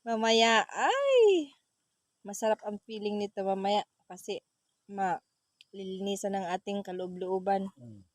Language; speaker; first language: Filipino; native; Filipino